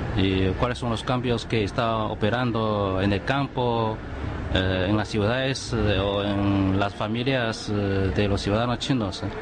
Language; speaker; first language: Spanish; non-native, fluent; Chinese